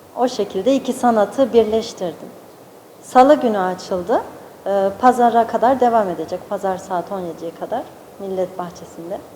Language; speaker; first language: Turkish; early bilingual, heritage; Turkish